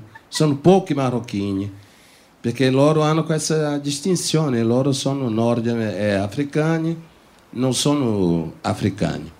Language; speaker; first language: Italian; non-native, fluent; Portuguese